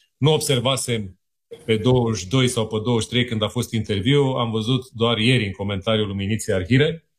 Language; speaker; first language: Romanian; native; Romanian